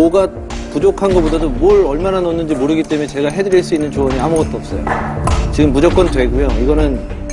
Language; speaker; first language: Korean; native; Korean